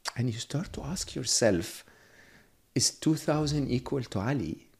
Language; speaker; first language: English; non-native, fluent; Arabic